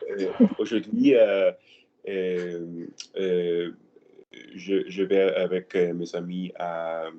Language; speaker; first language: French; non-native, learner; Spanish